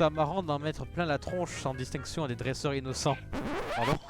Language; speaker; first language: French; native; French